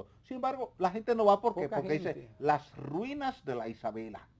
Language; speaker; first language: Spanish; native; Spanish